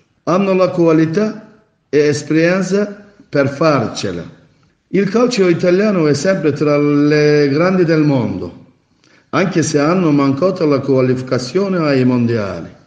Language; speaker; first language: Italian; non-native, fluent; Turkish